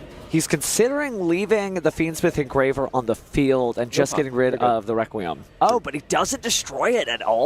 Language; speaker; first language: English; native; English